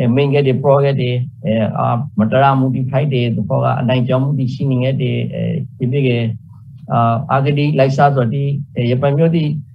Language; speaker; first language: Burmese; native; Burmese